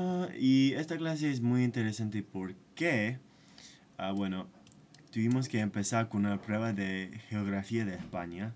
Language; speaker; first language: Spanish; non-native, fluent; English